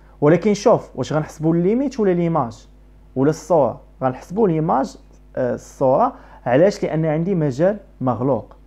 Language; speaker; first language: Arabic; native; Arabic